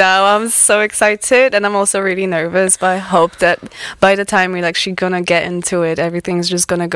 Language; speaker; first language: English; non-native, fluent; Polish